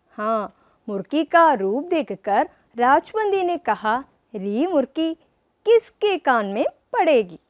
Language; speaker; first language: Hindi; non-native, local second language; Malayalam